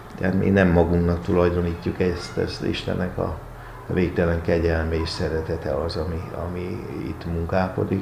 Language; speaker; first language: Hungarian; native; Hungarian